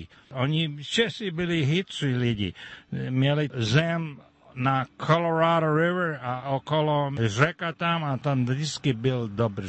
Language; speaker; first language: Czech; early bilingual, heritage; Czech